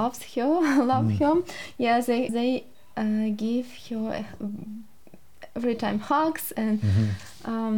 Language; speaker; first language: English; non-native, learner; Ukrainian